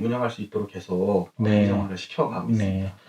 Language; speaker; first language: Korean; native; Korean